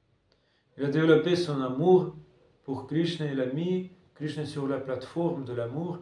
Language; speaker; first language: French; non-native, fluent; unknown